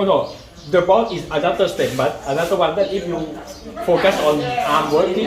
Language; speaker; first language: English; non-native, learner; Thai